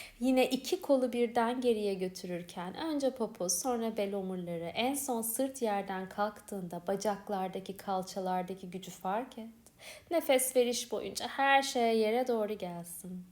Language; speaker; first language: Turkish; native; Turkish